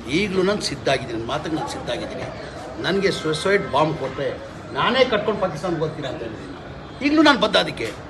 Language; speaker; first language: Kannada; non-native, local second language; Urdu